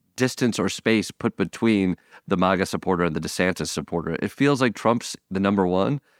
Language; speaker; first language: English; native; English